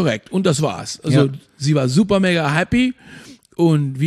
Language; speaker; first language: German; non-native, fluent; Spanish